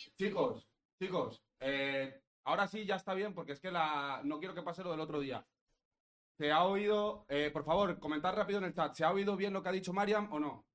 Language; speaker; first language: Spanish; native; Spanish